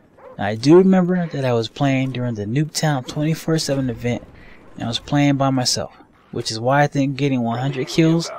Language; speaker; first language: English; native; English